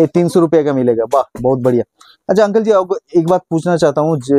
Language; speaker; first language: Hindi; non-native, local second language; Bangla